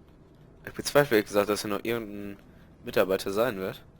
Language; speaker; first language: German; native; German